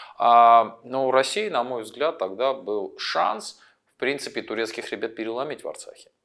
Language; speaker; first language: Russian; non-native, local second language; Armenian